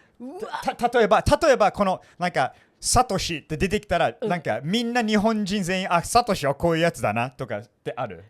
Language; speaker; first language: Japanese; non-native, fluent; English